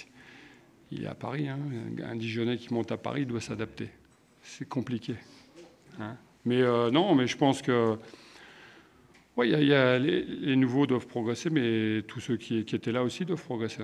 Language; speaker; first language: French; native; French